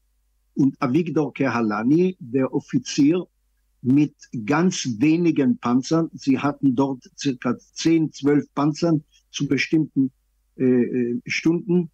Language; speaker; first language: German; non-native, fluent; Hebrew